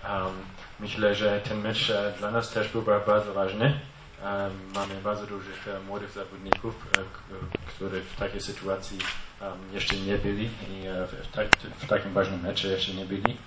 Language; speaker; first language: Polish; non-native, fluent; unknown